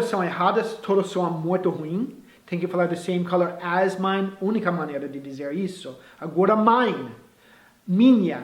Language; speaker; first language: Portuguese; non-native, fluent; English